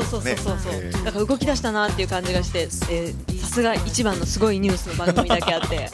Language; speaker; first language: Japanese; native; Japanese